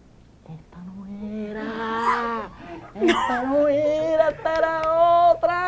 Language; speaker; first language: Spanish; native; Spanish